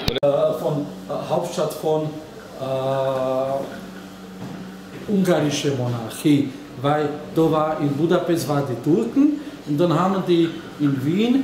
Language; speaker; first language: German; non-native, learner; Slovak